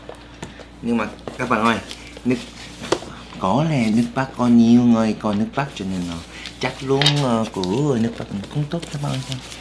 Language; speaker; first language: Vietnamese; non-native, learner; Korean